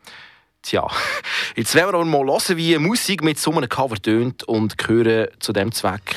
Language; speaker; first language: German; native; German